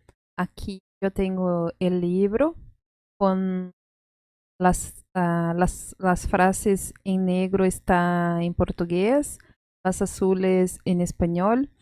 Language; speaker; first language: Spanish; non-native, fluent; Portuguese